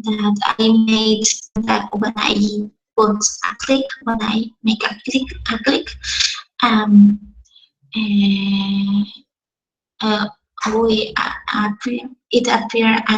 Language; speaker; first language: English; non-native, learner; Spanish